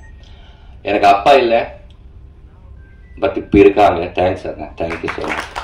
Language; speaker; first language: Tamil; non-native, learner; Telugu